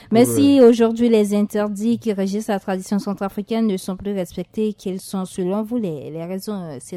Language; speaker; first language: French; non-native, local second language; Sango